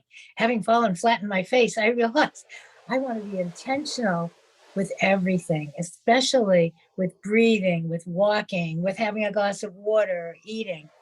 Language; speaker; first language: English; native; English